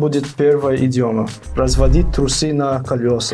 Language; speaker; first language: Russian; non-native, fluent; English